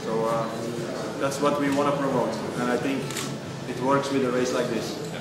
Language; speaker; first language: English; non-native, fluent; Dutch